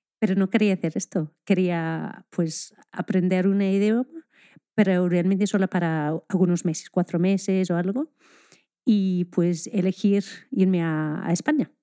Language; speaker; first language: Spanish; non-native, fluent; English